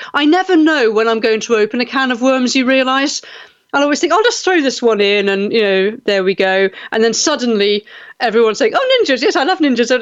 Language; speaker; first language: English; native; English